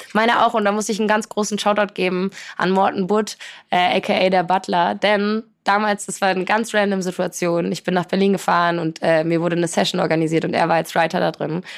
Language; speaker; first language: German; early bilingual, other home language; Polish